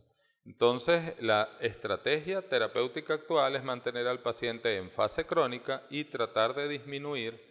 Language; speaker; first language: Spanish; native; Spanish